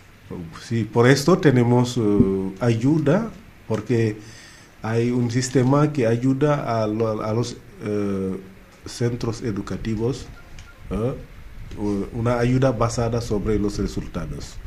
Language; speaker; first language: Spanish; non-native, fluent; Wolof